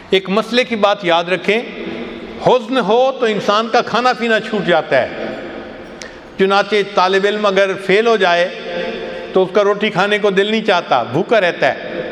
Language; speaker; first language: Urdu; non-native, local second language; Punjabi